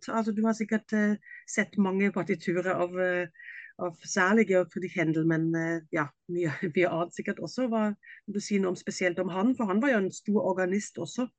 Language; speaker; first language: Norwegian; non-native, fluent; German